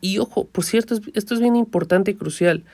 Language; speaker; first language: Spanish; native; Spanish